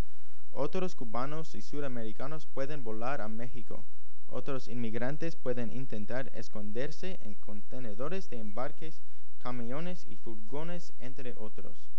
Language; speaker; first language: Spanish; non-native, learner; English